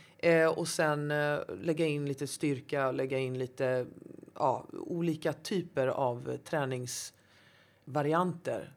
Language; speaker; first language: Swedish; native; Swedish